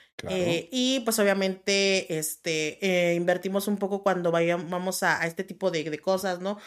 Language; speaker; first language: Spanish; native; Spanish